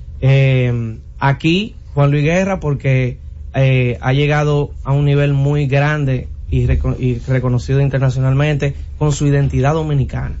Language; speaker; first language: Spanish; native; Spanish